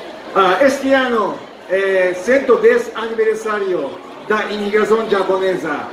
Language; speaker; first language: Portuguese; non-native, fluent; Japanese